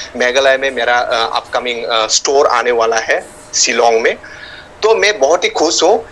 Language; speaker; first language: Hindi; non-native, local second language; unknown